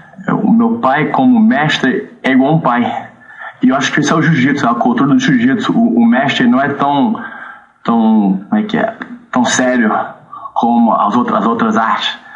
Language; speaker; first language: Portuguese; early bilingual, heritage; Portuguese